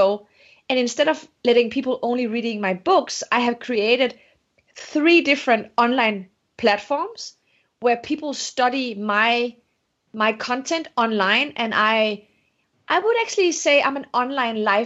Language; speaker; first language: English; non-native, fluent; Danish